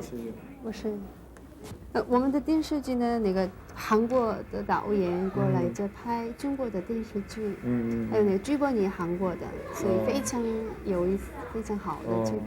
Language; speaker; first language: Chinese; non-native, learner; Korean